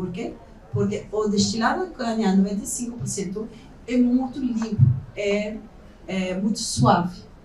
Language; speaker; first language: Portuguese; non-native, fluent; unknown